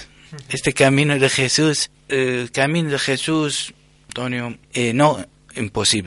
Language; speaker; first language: Spanish; non-native, learner; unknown